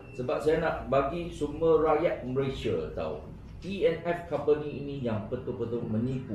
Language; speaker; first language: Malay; non-native, local second language; Chinese